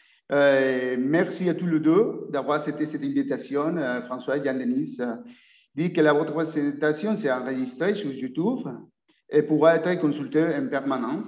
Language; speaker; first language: French; non-native, learner; Spanish